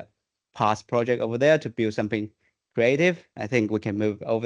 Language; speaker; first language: English; non-native, fluent; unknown